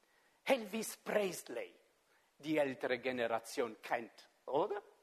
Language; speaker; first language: German; non-native, fluent; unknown